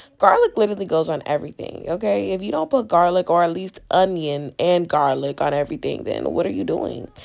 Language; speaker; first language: English; native; English